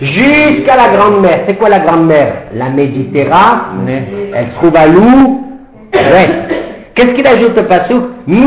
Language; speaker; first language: French; native; French